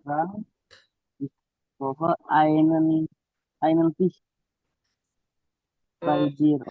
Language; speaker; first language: German; non-native, learner; Indonesian